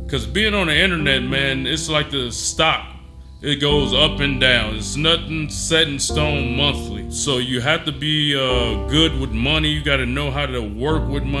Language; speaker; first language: English; native; English